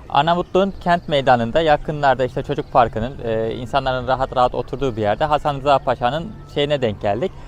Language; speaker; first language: Turkish; native; Turkish